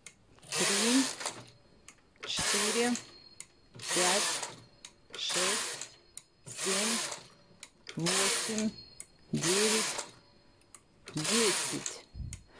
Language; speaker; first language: Russian; native; Russian